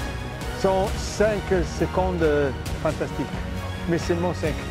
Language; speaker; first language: French; non-native, fluent; Italian